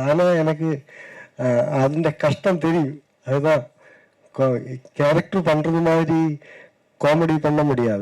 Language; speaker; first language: Tamil; non-native, learner; Malayalam